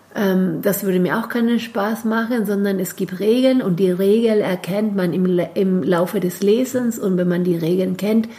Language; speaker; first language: German; non-native, fluent; Spanish